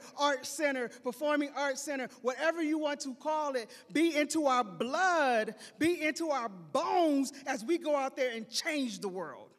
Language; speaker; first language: English; native; English